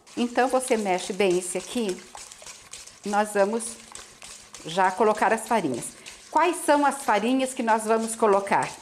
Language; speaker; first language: Portuguese; native; Portuguese